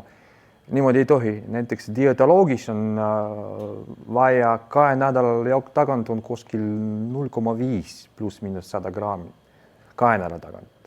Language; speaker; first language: Estonian; non-native, local second language; Russian